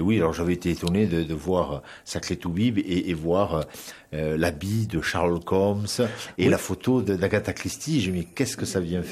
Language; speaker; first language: French; native; French